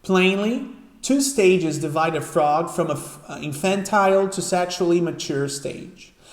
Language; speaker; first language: English; non-native, fluent; Portuguese